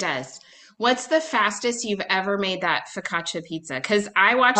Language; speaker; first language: English; native; English